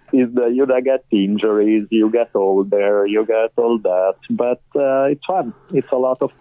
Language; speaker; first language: English; non-native, fluent; Italian